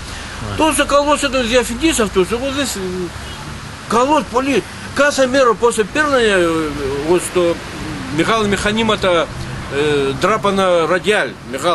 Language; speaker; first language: Greek; non-native, learner; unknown